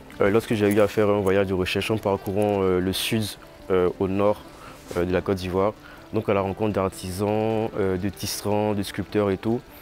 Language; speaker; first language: French; native; French